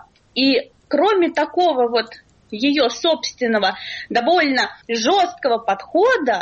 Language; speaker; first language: Russian; native; Russian